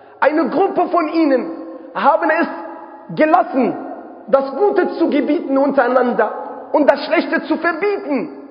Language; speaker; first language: German; non-native, fluent; Arabic